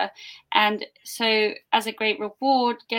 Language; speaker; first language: English; native; English